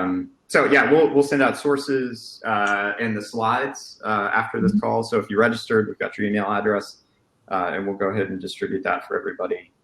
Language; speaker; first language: English; native; English